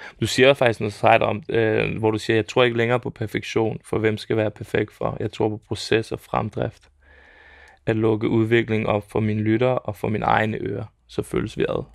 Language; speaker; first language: Danish; early bilingual, other home language; Serbian